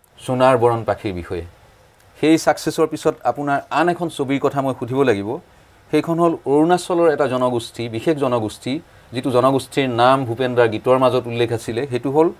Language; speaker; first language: Assamese; native; Assamese